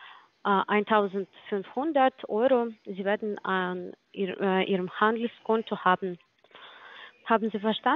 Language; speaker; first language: German; non-native, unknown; Polish